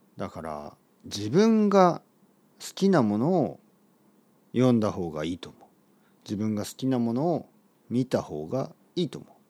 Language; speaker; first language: Japanese; native; Japanese